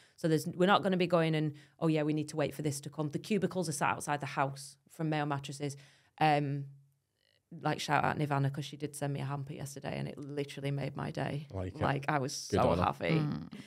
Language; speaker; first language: English; native; English